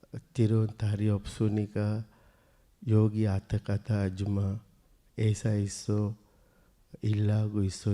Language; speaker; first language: Korean; non-native, learner; Sinhala